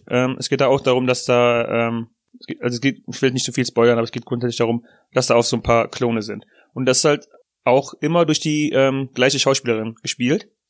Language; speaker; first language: German; native; German